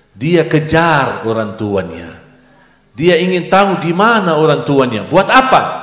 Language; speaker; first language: Indonesian; non-native, fluent; Arabic